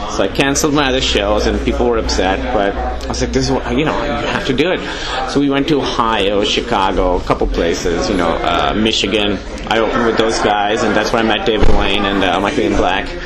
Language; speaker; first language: English; non-native, local second language; Urdu